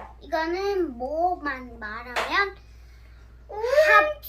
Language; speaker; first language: Korean; early bilingual, other home language; Telugu